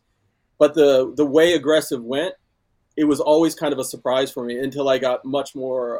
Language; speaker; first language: English; native; English